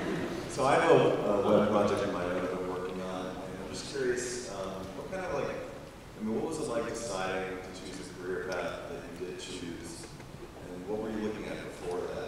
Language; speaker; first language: English; native; English